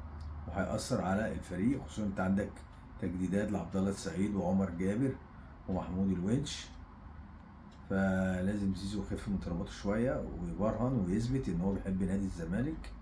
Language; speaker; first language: Arabic; native; Arabic